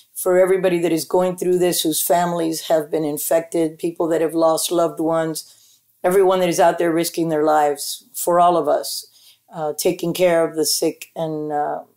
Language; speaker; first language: English; early bilingual, other home language; Spanish